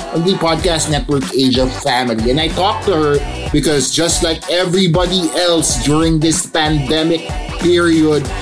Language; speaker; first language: English; non-native, local second language; Filipino